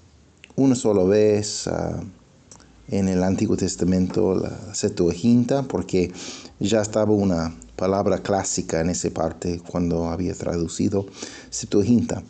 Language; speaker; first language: Spanish; non-native, fluent; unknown